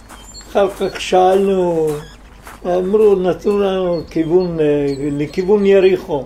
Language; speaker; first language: Hebrew; non-native, fluent; Italian